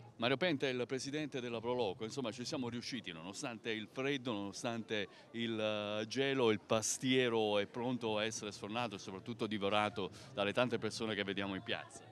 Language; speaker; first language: Italian; native; Italian